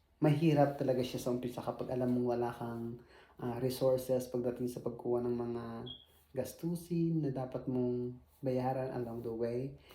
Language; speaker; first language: Filipino; native; Filipino